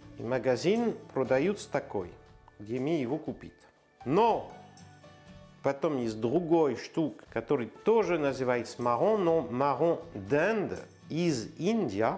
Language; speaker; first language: Russian; non-native, learner; French